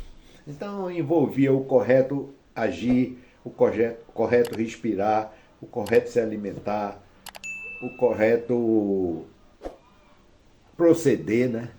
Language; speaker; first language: Portuguese; native; Portuguese